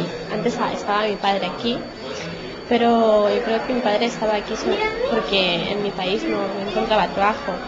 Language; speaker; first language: Spanish; early bilingual, other home language; Punjabi